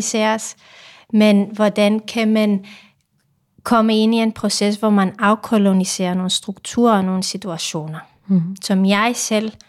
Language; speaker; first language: Danish; non-native, fluent; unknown